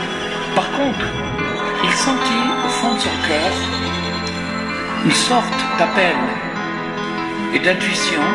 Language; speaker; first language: French; native; French